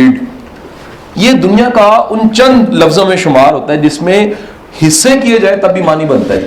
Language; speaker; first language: Urdu; native; Urdu